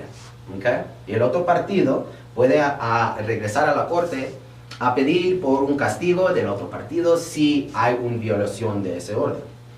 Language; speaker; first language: Spanish; early bilingual, heritage; Spanish